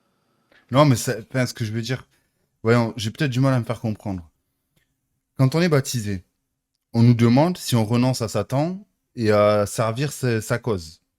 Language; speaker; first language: French; native; French